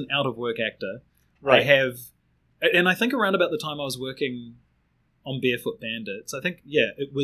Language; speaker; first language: English; native; English